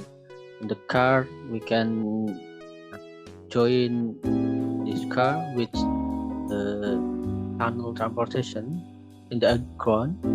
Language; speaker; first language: English; non-native, learner; Indonesian